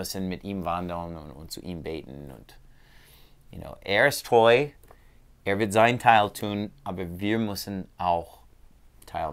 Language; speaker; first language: German; non-native, learner; English